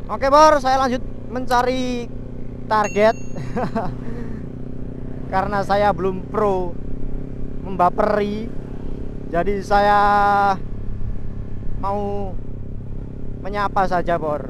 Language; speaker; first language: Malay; non-native, local second language; Javanese